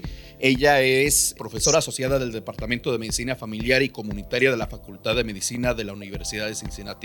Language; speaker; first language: Spanish; native; Spanish